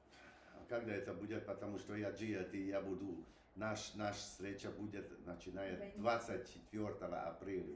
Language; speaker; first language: Russian; non-native, learner; Hungarian